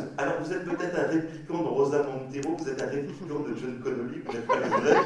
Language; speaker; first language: French; native; French